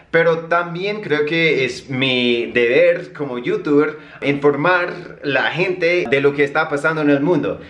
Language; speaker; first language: Spanish; non-native, fluent; English